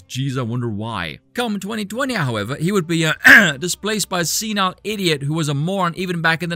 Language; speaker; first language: English; native; English